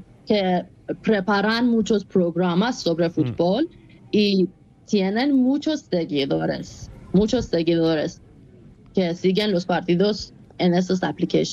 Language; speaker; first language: Spanish; non-native, fluent; Persian